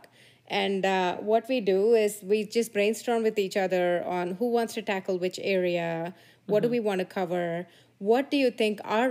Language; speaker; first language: English; non-native, local second language; Tamil